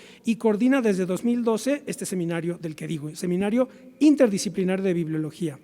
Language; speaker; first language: Spanish; native; Spanish